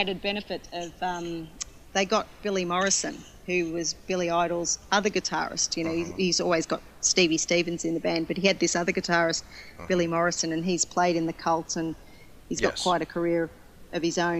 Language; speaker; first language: English; native; English